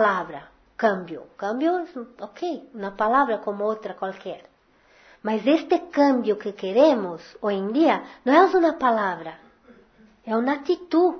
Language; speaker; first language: Spanish; non-native, fluent; Portuguese